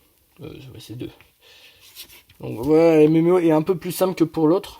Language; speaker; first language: French; native; French